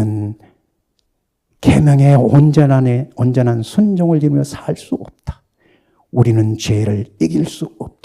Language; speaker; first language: Korean; native; Korean